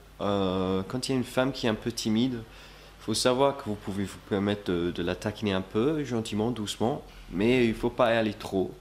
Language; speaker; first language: French; non-native, fluent; English